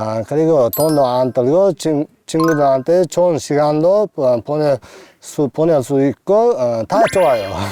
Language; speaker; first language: Korean; non-native, learner; Uzbek